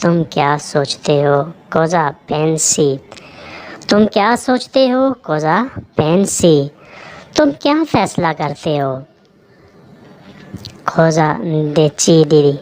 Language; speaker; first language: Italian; non-native, learner; Urdu